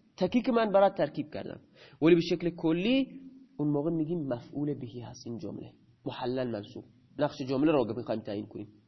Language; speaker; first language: Persian; non-native, local second language; Baluchi